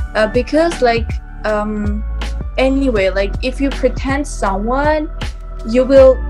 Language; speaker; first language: English; non-native, fluent; Armenian